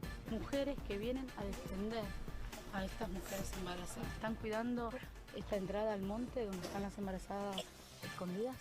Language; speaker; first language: Spanish; native; Spanish